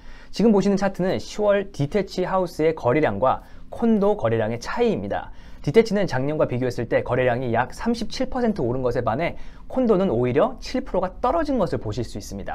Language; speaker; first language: Korean; native; Korean